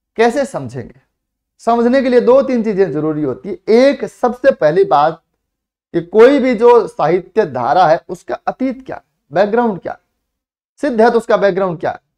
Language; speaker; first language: Hindi; native; Hindi